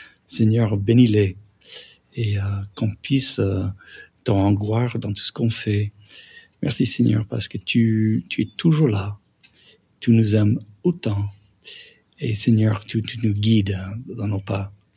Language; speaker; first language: French; non-native, fluent; English